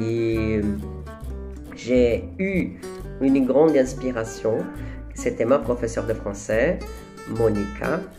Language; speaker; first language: French; non-native, fluent; Portuguese